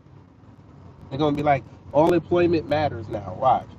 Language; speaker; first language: English; native; English